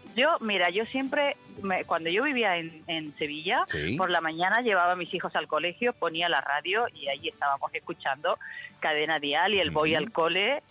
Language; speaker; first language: Spanish; native; Spanish